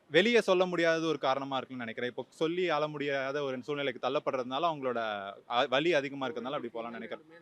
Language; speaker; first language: Tamil; native; Tamil